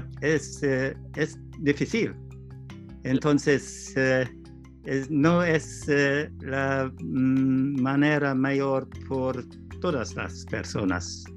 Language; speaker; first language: Spanish; non-native, learner; English